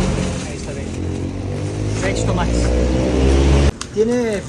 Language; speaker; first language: Spanish; non-native, learner; Portuguese